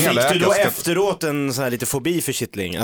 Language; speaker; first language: Swedish; native; Swedish